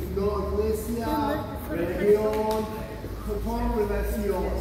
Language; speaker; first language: Spanish; non-native, learner; English